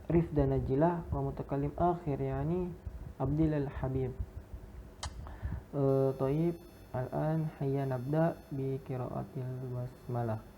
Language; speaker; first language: Arabic; non-native, learner; Indonesian